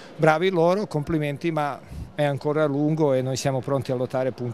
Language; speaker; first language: Italian; non-native, learner; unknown